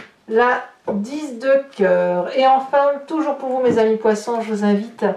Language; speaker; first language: French; native; French